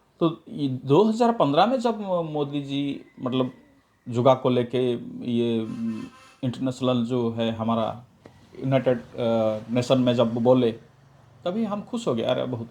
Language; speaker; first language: Hindi; non-native, local second language; Odia